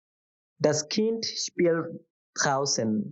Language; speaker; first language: German; non-native, fluent; Bangla